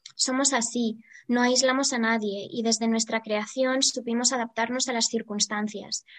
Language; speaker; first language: Spanish; non-native, fluent; Ukrainian